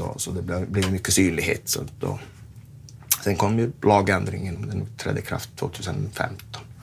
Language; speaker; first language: Swedish; native; Swedish